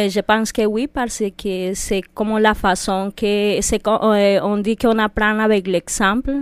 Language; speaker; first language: French; non-native, fluent; Spanish